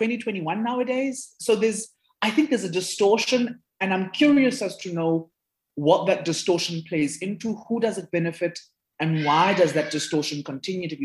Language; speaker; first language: English; non-native, local second language; Zulu